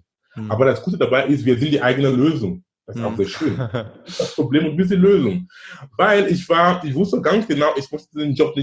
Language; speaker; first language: German; non-native, fluent; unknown